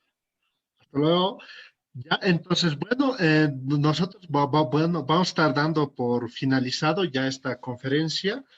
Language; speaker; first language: Spanish; native; Spanish